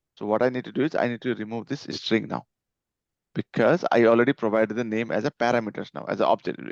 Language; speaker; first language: English; non-native, local second language; Nepali